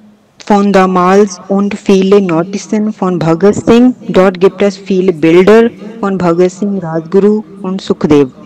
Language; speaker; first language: German; non-native, learner; Punjabi